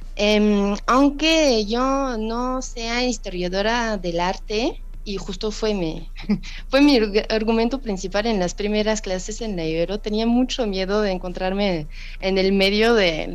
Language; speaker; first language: Spanish; non-native, fluent; French